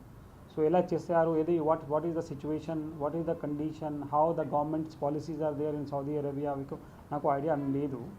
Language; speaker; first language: Telugu; non-native, local second language; Hindi